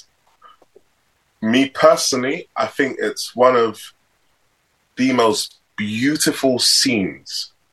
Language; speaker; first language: English; native; English